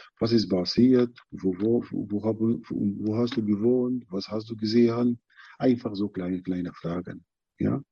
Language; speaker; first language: German; non-native, learner; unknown